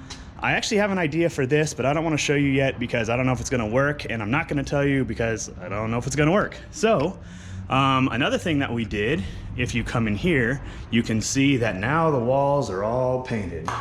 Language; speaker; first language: English; native; English